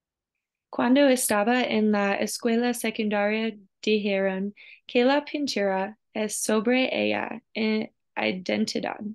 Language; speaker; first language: Spanish; non-native, learner; English